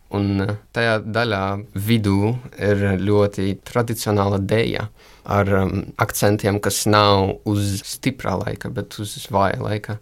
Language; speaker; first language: Latvian; early bilingual, other home language; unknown